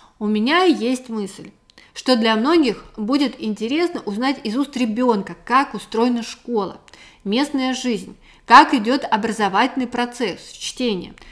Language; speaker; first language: Russian; native; Russian